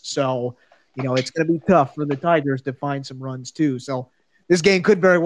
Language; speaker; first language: English; native; English